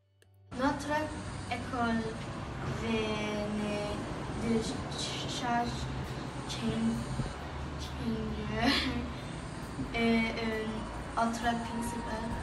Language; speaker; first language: French; non-native, learner; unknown